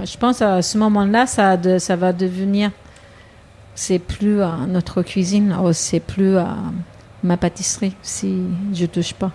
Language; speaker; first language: French; non-native, fluent; Japanese